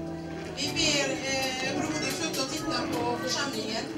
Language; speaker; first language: Swedish; non-native, fluent; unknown